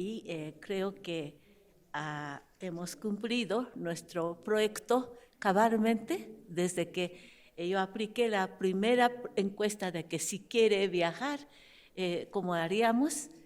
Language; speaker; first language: Spanish; non-native, fluent; Japanese